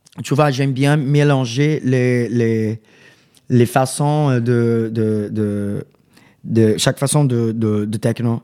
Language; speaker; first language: French; non-native, fluent; Portuguese